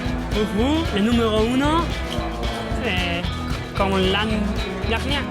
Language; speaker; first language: French; non-native, learner; Basque